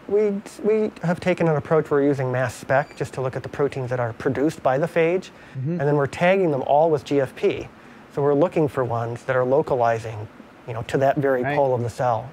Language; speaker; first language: English; native; English